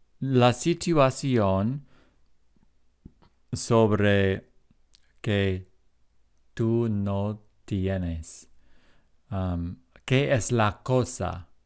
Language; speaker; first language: Spanish; non-native, fluent; English